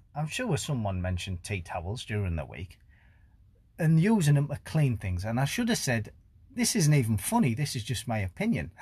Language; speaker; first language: English; native; English